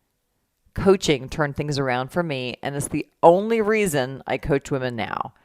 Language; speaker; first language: English; native; English